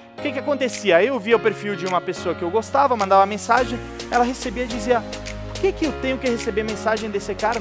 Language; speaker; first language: Portuguese; non-native, fluent; Italian